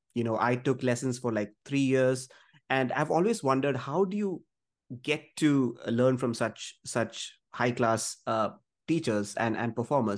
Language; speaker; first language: English; non-native, local second language; Malayalam